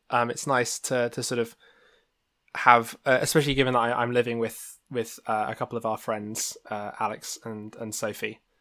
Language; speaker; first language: English; native; English